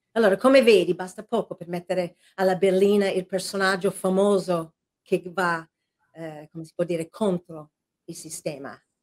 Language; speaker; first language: Italian; non-native, fluent; English